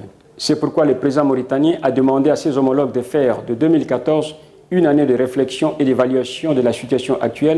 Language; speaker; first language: French; non-native, fluent; Portuguese